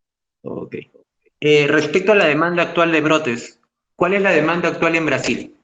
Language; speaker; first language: Spanish; native; Spanish